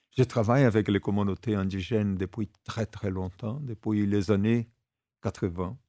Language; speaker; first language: French; non-native, fluent; Portuguese